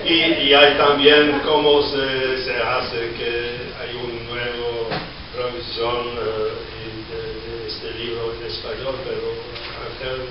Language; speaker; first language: Spanish; non-native, learner; English